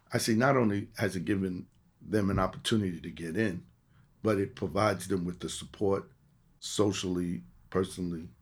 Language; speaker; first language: English; native; English